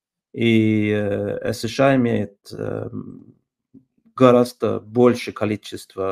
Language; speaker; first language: Russian; non-native, fluent; Norwegian